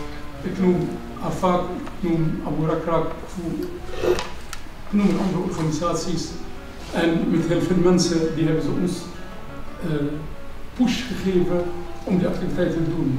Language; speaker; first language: Dutch; non-native, learner; Arabic